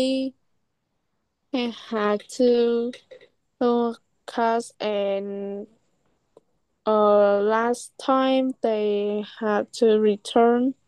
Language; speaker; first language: English; non-native, learner; Vietnamese